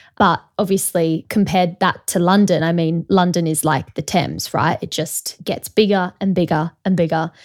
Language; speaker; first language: English; native; English